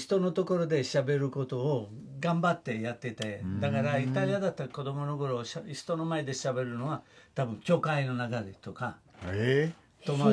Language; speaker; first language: Japanese; non-native, fluent; Italian